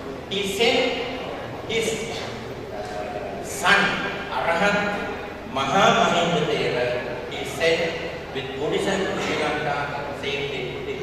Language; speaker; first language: English; non-native, learner; Sinhala